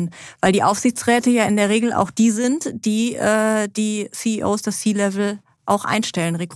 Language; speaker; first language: German; native; German